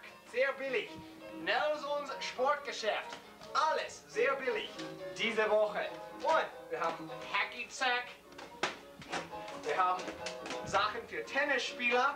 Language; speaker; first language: German; non-native, learner; English